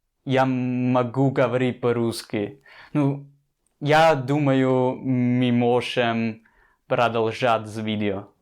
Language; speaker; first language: Russian; non-native, learner; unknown